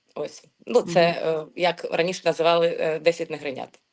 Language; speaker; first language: Ukrainian; non-native, local second language; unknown